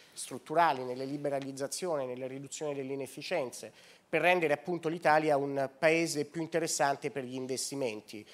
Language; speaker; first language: Italian; native; Italian